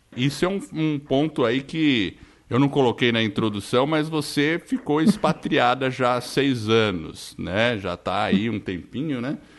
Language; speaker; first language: Portuguese; non-native, fluent; English